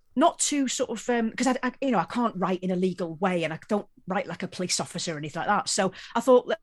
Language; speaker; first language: English; native; English